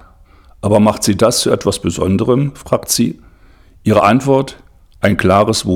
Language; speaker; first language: German; native; German